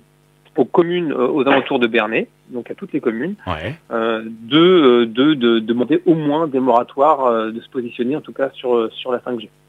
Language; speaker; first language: French; native; French